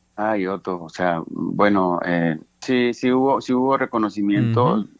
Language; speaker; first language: Spanish; native; Spanish